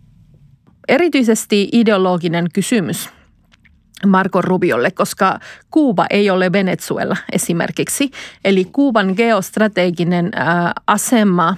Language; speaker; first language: Finnish; non-native, fluent; Spanish